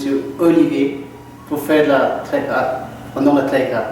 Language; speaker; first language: French; non-native, learner; Nepali